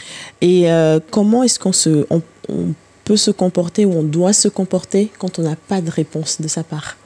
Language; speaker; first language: French; native; French